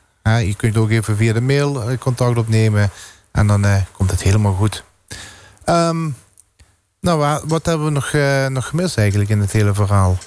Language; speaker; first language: Dutch; native; Dutch